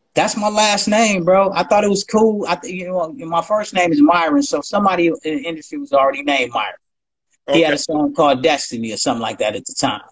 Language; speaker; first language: English; native; English